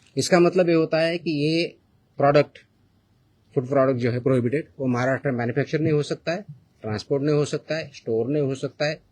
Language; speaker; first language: Hindi; non-native, local second language; Marathi